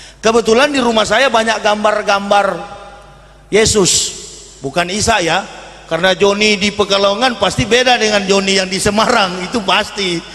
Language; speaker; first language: Indonesian; native; Indonesian